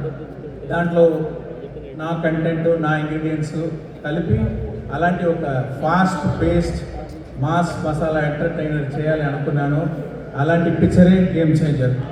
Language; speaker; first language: Telugu; non-native, local second language; Tamil